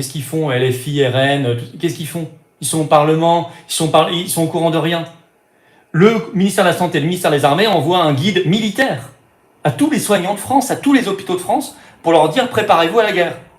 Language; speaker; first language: French; native; French